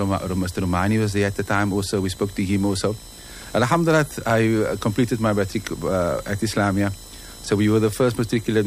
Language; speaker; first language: English; non-native, local second language; Afrikaans